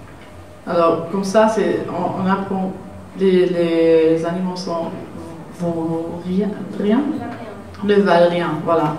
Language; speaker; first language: French; non-native, learner; German